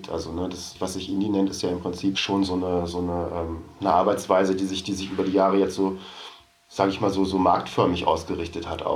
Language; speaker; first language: German; native; German